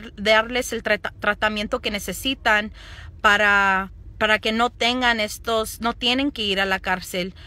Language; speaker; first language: Spanish; early bilingual, other home language; English